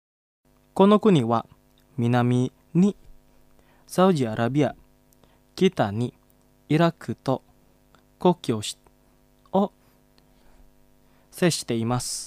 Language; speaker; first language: Japanese; non-native, fluent; Indonesian